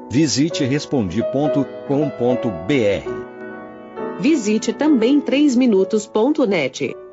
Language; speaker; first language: Portuguese; native; Portuguese